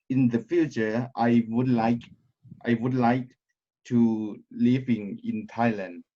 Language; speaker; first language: English; non-native, learner; Thai